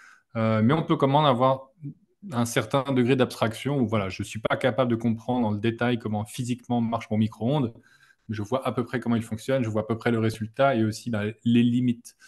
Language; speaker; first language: French; native; French